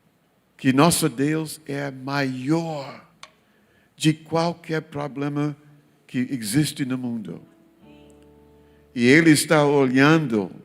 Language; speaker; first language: Portuguese; non-native, learner; English